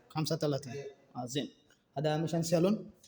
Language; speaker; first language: Arabic; non-native, learner; Bangla